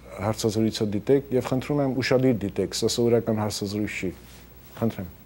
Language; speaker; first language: Armenian; early bilingual, heritage; Armenian